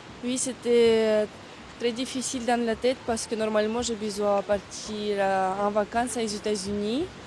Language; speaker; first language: French; non-native, fluent; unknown